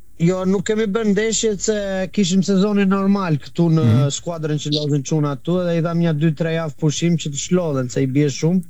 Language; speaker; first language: Albanian; early bilingual, heritage; Albanian